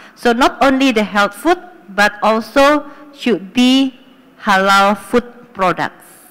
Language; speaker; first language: English; non-native, fluent; Indonesian